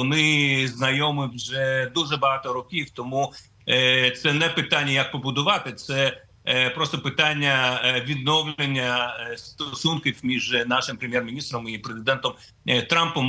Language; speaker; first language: Ukrainian; non-native, fluent; Russian